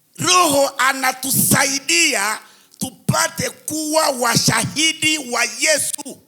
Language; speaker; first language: Swahili; native; Swahili